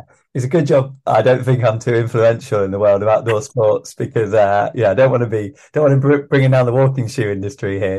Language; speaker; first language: English; native; English